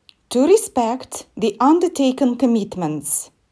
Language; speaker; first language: English; non-native, fluent; Romanian